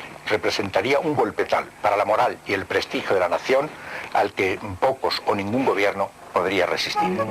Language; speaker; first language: Spanish; native; Spanish